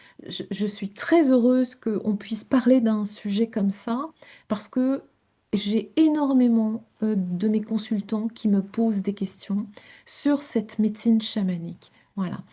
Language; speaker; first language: French; native; French